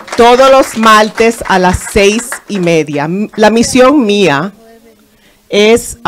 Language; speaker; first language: Spanish; early bilingual, heritage; Spanish